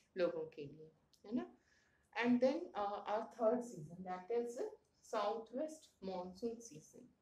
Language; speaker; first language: Hindi; native; Hindi